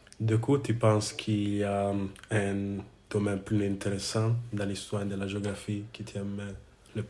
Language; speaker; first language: French; non-native, learner; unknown